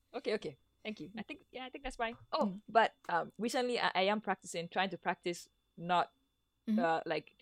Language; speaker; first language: English; non-native, fluent; Japanese